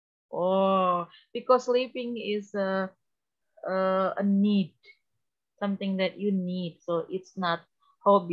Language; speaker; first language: English; non-native, fluent; Indonesian